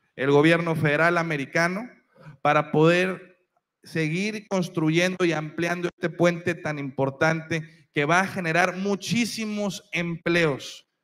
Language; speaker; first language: Spanish; native; Spanish